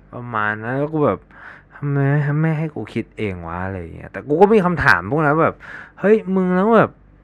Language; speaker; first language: Thai; native; Thai